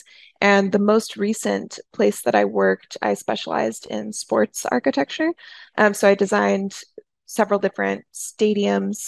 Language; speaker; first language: English; native; English